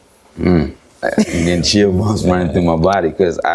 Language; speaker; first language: English; native; English